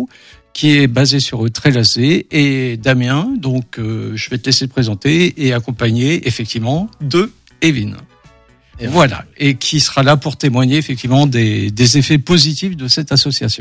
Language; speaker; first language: French; native; French